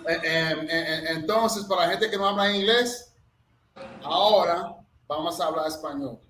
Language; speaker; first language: Spanish; non-native, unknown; English